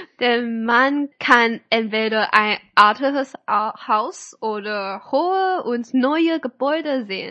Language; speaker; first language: German; non-native, fluent; Chinese